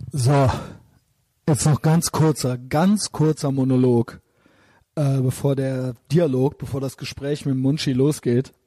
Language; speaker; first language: German; native; German